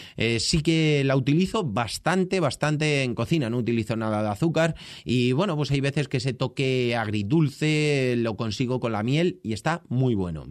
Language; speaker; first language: Spanish; native; Spanish